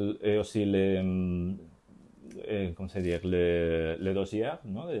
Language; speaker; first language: French; non-native, learner; Spanish